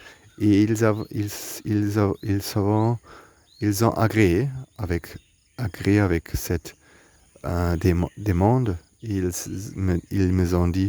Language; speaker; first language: French; non-native, learner; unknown